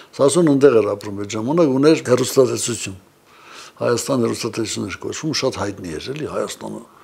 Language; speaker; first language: Armenian; native; Armenian